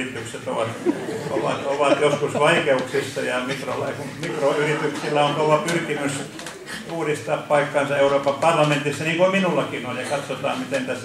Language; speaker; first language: Finnish; native; Finnish